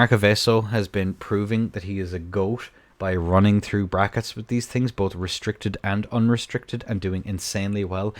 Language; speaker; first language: English; native; English